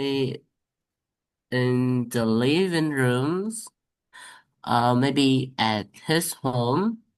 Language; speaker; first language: English; non-native, learner; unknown